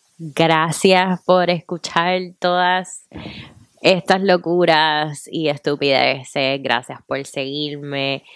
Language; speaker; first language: Spanish; native; Spanish